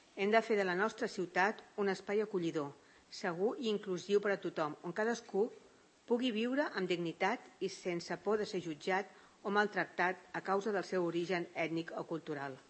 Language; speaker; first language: Catalan; native; Catalan